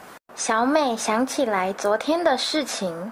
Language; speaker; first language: Chinese; native; Chinese